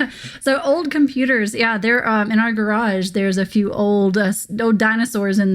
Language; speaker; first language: English; native; English